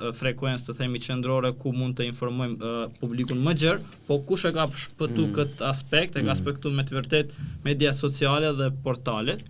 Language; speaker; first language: Albanian; non-native, local second language; Romany